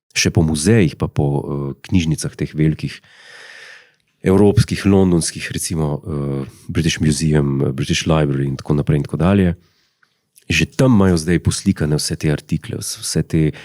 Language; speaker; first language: Slovenian; native; Slovenian